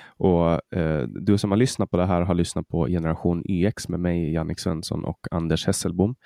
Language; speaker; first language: Swedish; native; Swedish